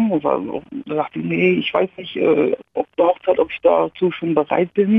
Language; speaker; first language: German; native; German